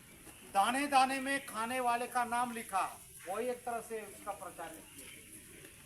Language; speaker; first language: Hindi; native; Hindi